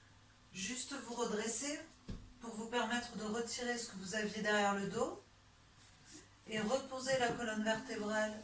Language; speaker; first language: French; native; French